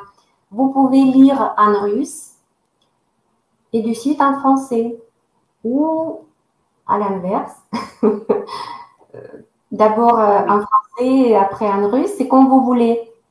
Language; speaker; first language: French; non-native, fluent; Russian